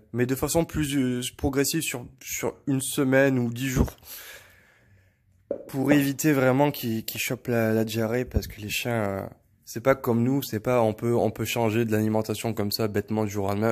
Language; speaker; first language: French; native; French